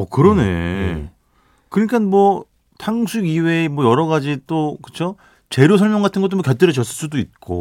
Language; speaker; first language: Korean; native; Korean